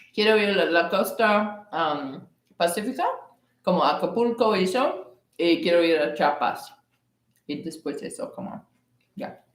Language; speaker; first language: Spanish; non-native, learner; English